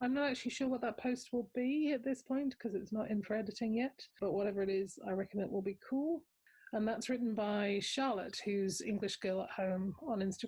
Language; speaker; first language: English; native; English